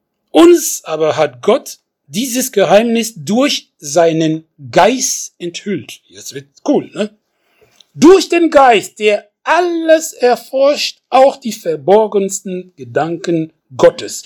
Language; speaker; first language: German; non-native, fluent; French